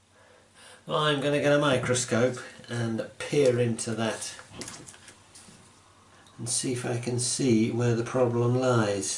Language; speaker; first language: English; native; English